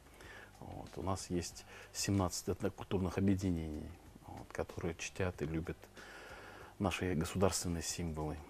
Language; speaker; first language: Russian; native; Russian